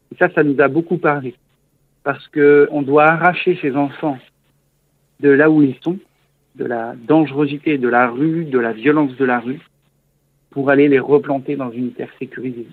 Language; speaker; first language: French; native; French